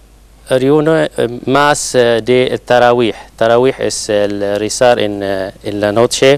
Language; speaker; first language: Spanish; non-native, learner; Arabic